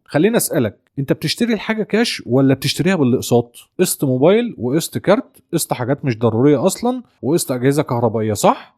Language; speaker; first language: Arabic; native; Arabic